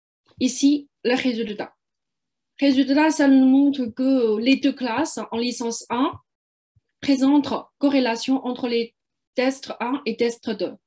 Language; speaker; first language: French; non-native, fluent; Chinese